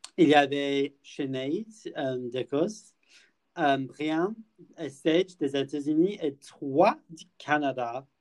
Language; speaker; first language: French; non-native, learner; English